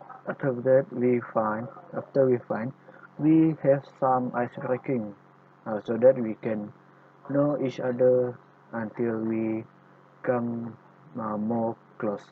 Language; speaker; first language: English; non-native, local second language; Malay